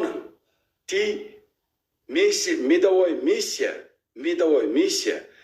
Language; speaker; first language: Russian; non-native, learner; Uzbek